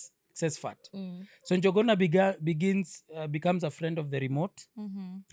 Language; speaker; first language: English; non-native, local second language; Swahili